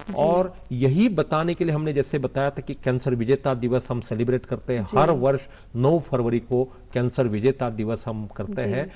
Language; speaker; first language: Hindi; non-native, local second language; Marathi